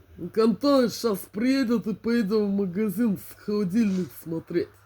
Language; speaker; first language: Russian; native; Russian